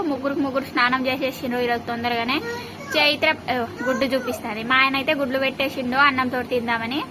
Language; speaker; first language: Telugu; non-native, local second language; Lambadi